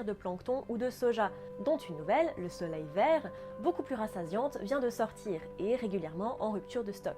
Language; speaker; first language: French; native; French